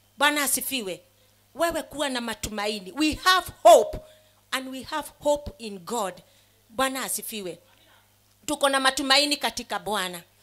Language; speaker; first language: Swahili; non-native, local second language; Kikuyu